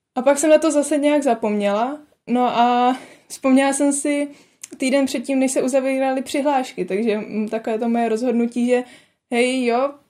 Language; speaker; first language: Czech; native; Czech